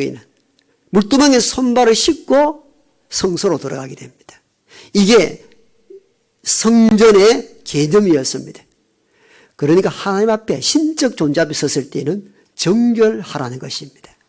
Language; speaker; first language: Korean; native; Korean